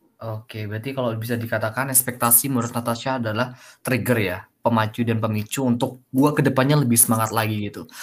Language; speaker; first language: Indonesian; native; Indonesian